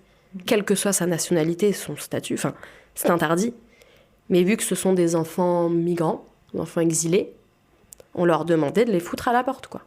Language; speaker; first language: French; native; French